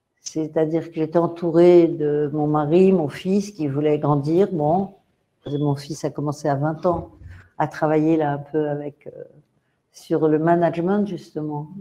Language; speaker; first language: French; native; French